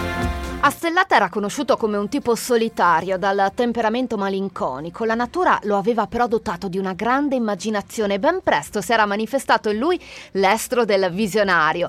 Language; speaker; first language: Italian; native; Italian